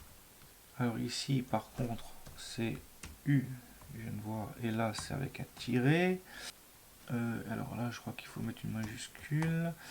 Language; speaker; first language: French; native; French